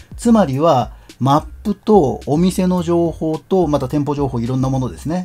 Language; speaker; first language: Japanese; native; Japanese